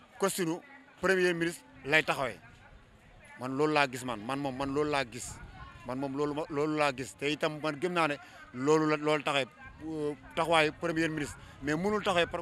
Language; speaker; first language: Wolof; native; Wolof